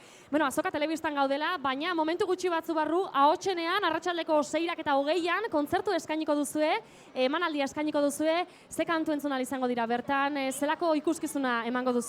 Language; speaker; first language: Basque; native; Basque